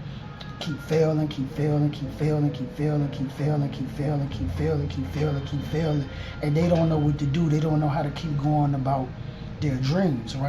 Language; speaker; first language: English; native; English